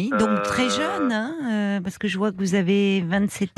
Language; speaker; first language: French; native; French